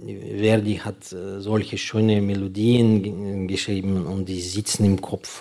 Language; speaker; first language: German; non-native, fluent; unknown